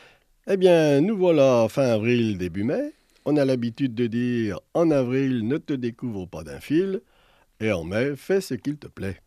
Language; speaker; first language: French; native; French